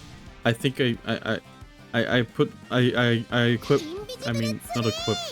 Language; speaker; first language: English; native; English